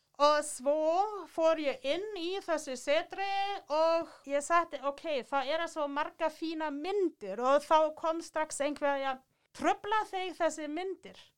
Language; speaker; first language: Icelandic; non-native, fluent; German